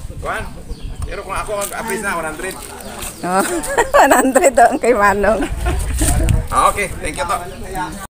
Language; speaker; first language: Filipino; non-native, local second language; Hiligaynon